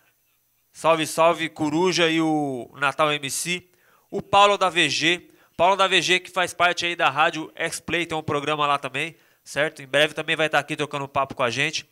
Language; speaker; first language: Portuguese; native; Portuguese